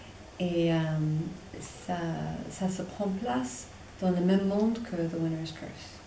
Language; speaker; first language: French; non-native, fluent; English